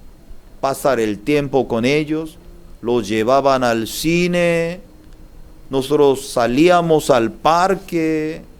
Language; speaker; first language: Spanish; non-native, learner; Korean